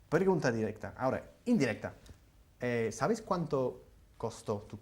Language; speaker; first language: Spanish; non-native, fluent; English